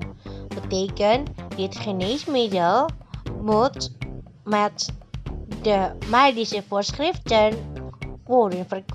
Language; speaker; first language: Dutch; non-native, fluent; Indonesian